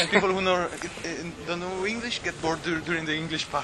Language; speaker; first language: English; non-native, fluent; Italian